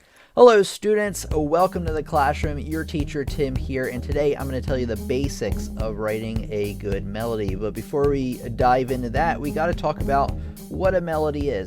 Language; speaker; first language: English; native; English